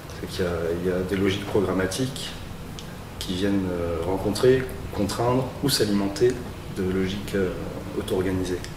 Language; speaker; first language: French; native; French